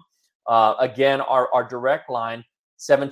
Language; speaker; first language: English; native; English